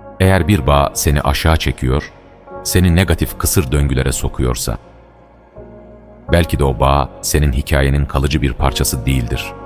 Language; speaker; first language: Turkish; native; Turkish